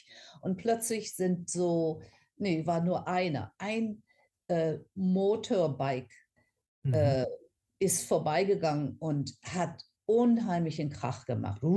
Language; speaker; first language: German; non-native, fluent; English